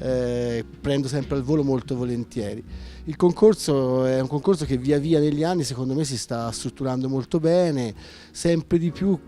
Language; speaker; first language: Italian; native; Italian